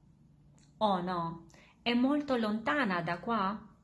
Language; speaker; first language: Italian; non-native, fluent; Albanian